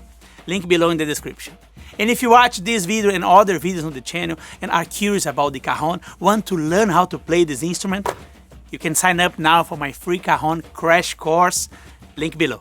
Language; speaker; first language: English; non-native, fluent; Portuguese